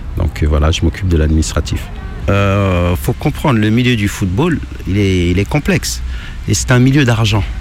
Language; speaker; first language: French; native; French